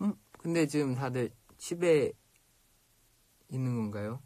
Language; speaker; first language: Korean; non-native, fluent; Thai